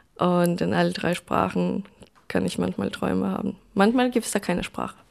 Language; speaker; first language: German; non-native, fluent; Russian